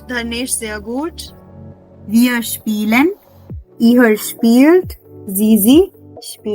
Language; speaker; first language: German; non-native, fluent; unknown